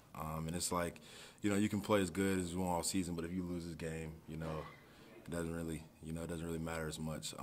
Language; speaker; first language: English; native; English